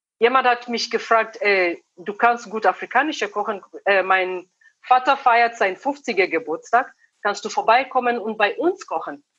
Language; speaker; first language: German; non-native, fluent; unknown